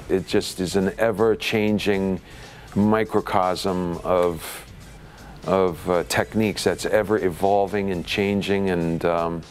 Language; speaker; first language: English; native; English